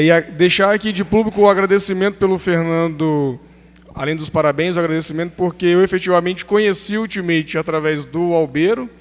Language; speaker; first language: Portuguese; native; Portuguese